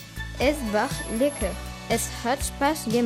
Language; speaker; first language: German; non-native, learner; French